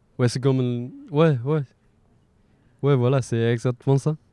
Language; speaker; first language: French; non-native, fluent; Chinese